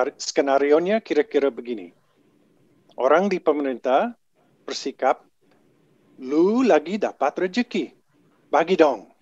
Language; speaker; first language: Indonesian; non-native, fluent; English